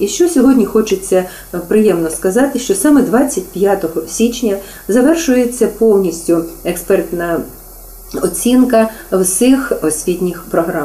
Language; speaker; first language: Ukrainian; native; Ukrainian